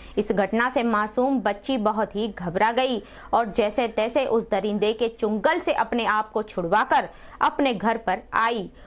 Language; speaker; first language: Hindi; non-native, local second language; Gujarati